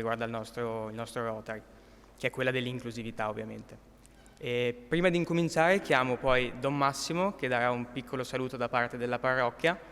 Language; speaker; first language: Italian; native; Italian